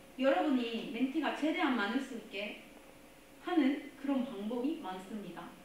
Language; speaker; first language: Korean; non-native, fluent; Spanish